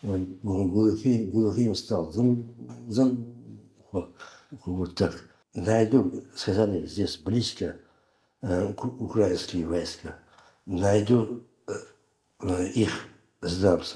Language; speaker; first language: Russian; non-native, learner; Uzbek